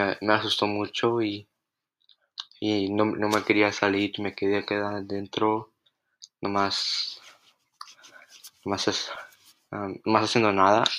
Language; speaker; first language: Spanish; early bilingual, heritage; Spanish